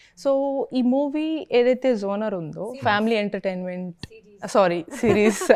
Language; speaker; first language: Telugu; native; Telugu